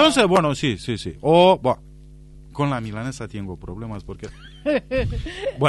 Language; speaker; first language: Spanish; non-native, fluent; Romanian